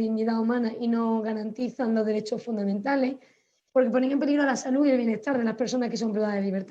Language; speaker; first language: Spanish; native; Spanish